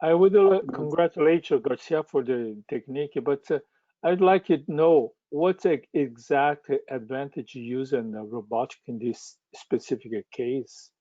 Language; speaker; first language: English; non-native, learner; Portuguese